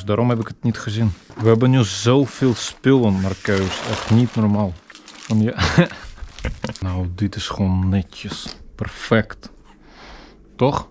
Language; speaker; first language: Dutch; non-native, fluent; Russian